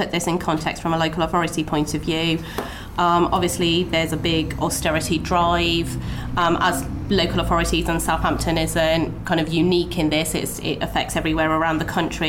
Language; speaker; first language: English; native; English